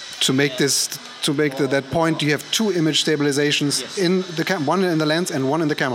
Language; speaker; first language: English; non-native, fluent; German